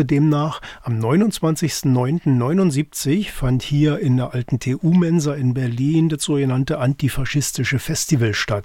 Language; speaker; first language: German; native; German